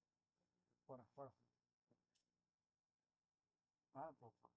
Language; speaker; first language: Italian; early bilingual, heritage; Venetian